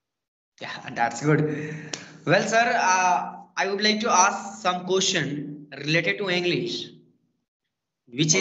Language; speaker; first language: English; non-native, learner; Hindi